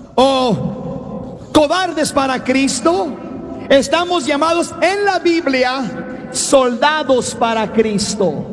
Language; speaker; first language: Spanish; early bilingual, heritage; Spanish